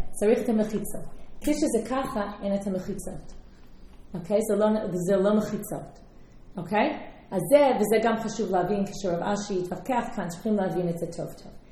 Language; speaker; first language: Hebrew; non-native, fluent; English